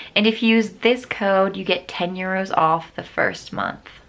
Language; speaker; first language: English; native; English